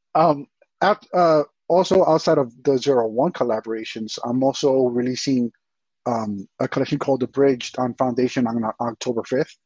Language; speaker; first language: English; early bilingual, other home language; Spanish